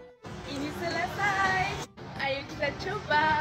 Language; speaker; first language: Indonesian; non-native, learner; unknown